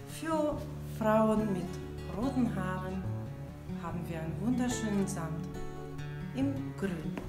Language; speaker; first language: German; non-native, fluent; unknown